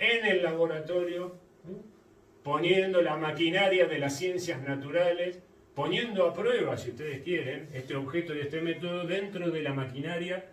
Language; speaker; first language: Spanish; native; Spanish